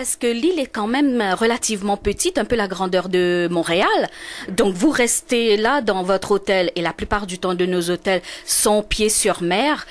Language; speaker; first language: French; non-native, local second language; Morisyen